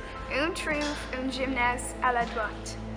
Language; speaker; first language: French; non-native, learner; English